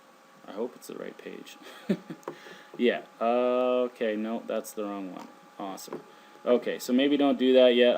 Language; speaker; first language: English; native; English